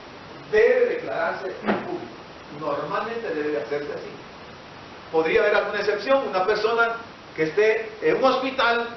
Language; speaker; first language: Spanish; native; Spanish